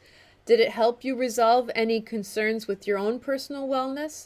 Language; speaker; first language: English; native; English